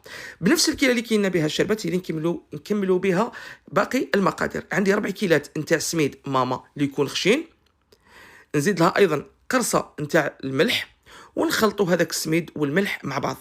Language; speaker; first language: Arabic; native; Arabic